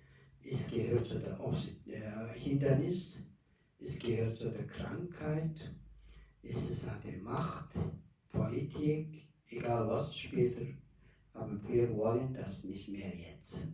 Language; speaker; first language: German; non-native, learner; Tibetan